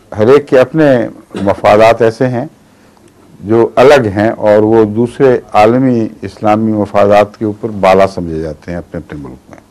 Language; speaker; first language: Urdu; native; Urdu